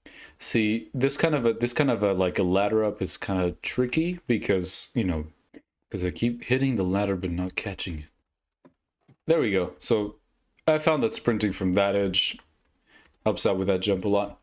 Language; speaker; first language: English; native; English